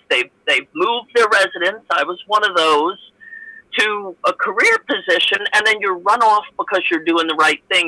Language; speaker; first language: English; native; English